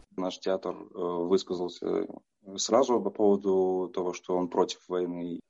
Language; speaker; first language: Russian; native; Russian